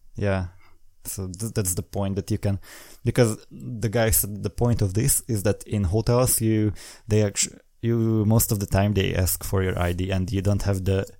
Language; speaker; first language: English; non-native, fluent; Hungarian